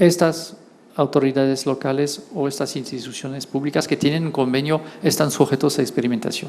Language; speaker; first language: Spanish; non-native, fluent; French